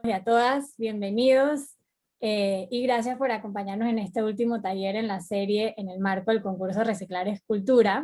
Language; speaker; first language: Spanish; native; Spanish